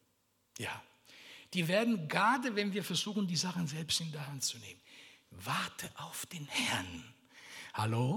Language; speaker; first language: German; non-native, fluent; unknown